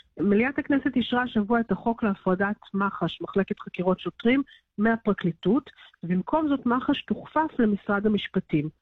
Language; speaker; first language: Hebrew; native; Hebrew